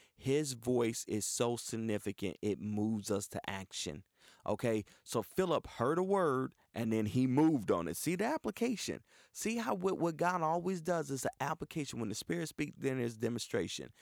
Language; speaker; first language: English; native; English